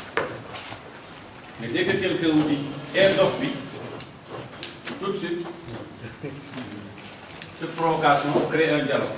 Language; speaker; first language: French; non-native, local second language; Wolof